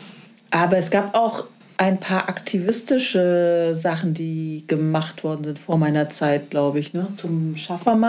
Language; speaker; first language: German; native; German